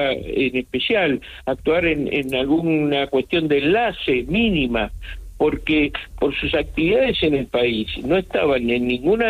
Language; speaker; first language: Spanish; native; Spanish